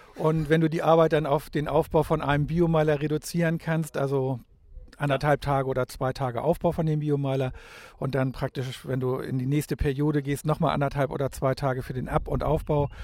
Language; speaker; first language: German; native; German